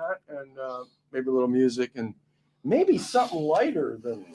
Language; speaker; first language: English; native; English